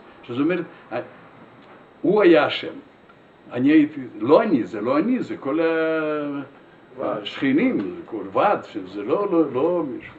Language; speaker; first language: Hebrew; non-native, fluent; Russian